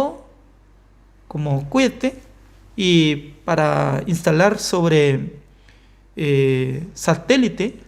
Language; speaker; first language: Spanish; non-native, fluent; Korean